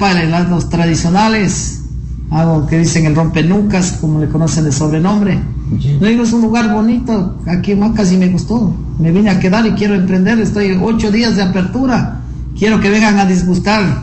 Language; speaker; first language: Spanish; native; Spanish